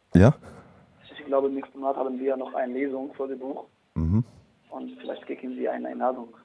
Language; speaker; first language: German; non-native, learner; Arabic